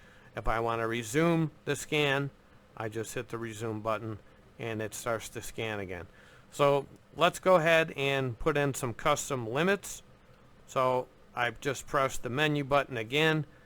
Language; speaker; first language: English; native; English